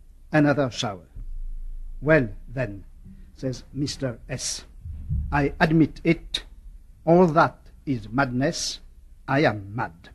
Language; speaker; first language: English; non-native, fluent; French